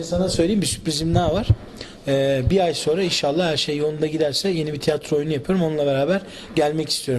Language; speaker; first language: Turkish; native; Turkish